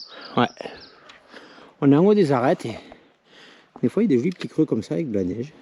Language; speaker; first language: French; native; French